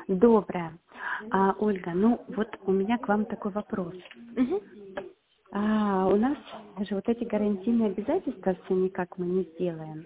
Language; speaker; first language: Russian; native; Russian